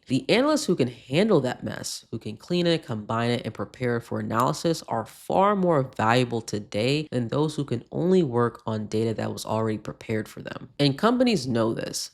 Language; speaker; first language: English; native; English